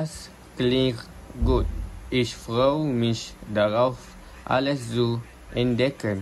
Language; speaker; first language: German; non-native, learner; Malay